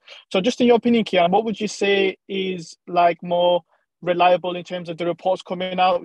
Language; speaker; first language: English; native; English